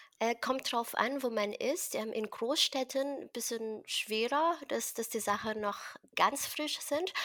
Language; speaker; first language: German; non-native, fluent; Filipino